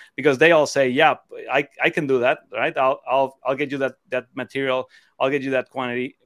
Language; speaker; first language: English; non-native, fluent; Spanish